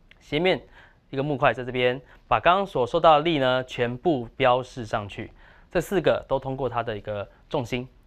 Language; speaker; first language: Chinese; native; Chinese